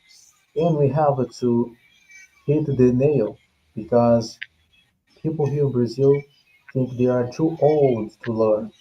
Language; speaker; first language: English; non-native, fluent; Portuguese